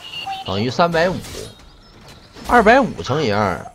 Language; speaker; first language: Chinese; native; Chinese